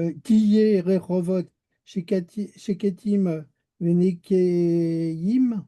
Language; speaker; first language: Hebrew; non-native, learner; French